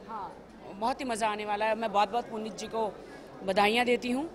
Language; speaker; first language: Hindi; native; Hindi